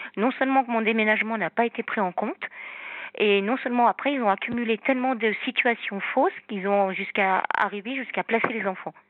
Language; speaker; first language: French; native; French